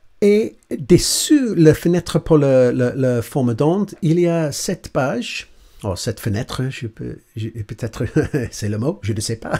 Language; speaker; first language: French; non-native, learner; English